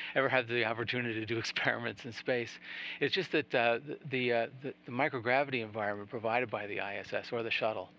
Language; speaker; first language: English; native; English